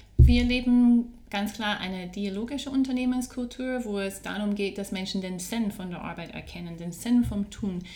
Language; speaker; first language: German; non-native, fluent; English